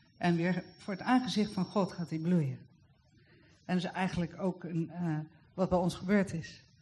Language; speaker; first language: Dutch; native; Dutch